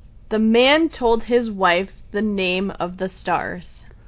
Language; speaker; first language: English; native; English